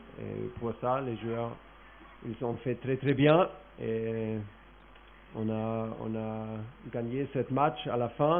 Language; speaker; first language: French; non-native, fluent; German